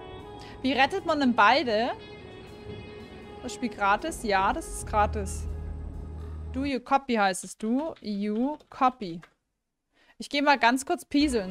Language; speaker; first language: German; native; German